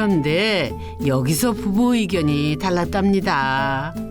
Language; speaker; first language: Korean; native; Korean